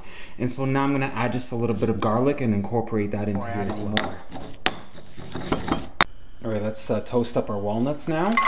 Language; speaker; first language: English; native; English